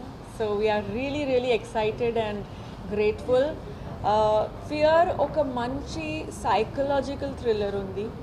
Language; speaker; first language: Telugu; non-native, fluent; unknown